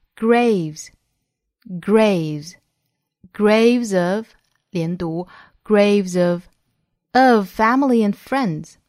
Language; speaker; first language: English; non-native, fluent; Chinese